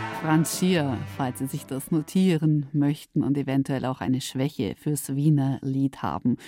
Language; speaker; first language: German; native; German